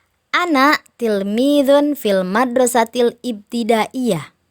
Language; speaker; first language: Arabic; non-native, fluent; Indonesian